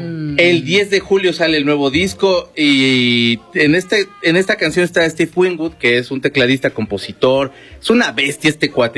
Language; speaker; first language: Spanish; native; Spanish